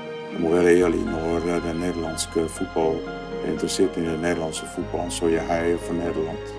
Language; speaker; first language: Norwegian; non-native, fluent; Dutch